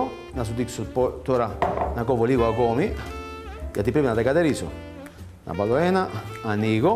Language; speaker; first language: Greek; non-native, learner; Italian